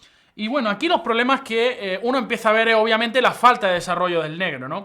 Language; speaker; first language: Spanish; native; Spanish